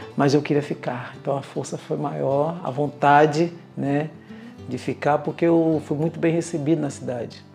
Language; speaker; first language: Portuguese; native; Portuguese